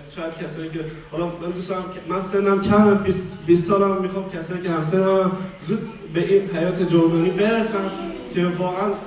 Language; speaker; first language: Persian; native; Persian